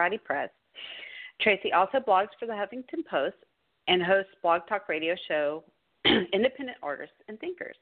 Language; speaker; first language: English; native; English